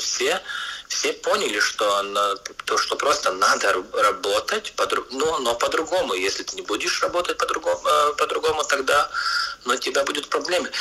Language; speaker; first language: Russian; non-native, local second language; Latvian